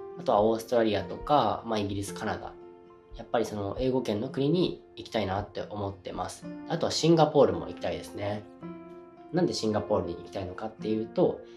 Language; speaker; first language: Japanese; native; Japanese